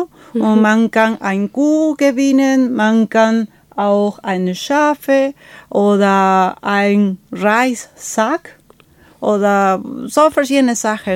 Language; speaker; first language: German; non-native, fluent; Spanish